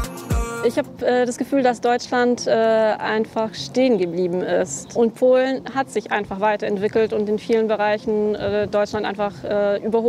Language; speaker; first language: German; early bilingual, other home language; Polish